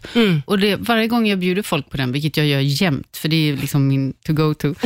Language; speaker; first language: Swedish; native; Swedish